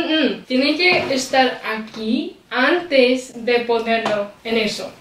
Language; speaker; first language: Spanish; non-native, learner; English